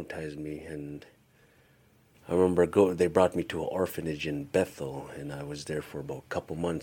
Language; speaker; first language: English; early bilingual, other home language; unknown